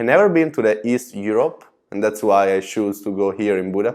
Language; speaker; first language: English; non-native, learner; Italian